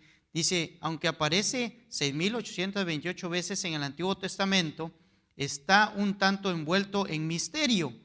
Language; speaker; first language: Spanish; native; Spanish